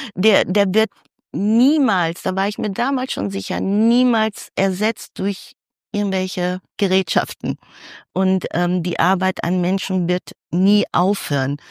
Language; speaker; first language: German; early bilingual, other home language; Filipino